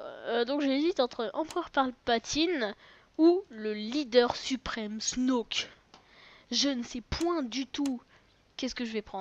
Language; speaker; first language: French; native; French